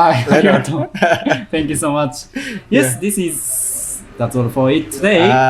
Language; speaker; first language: English; non-native, learner; Japanese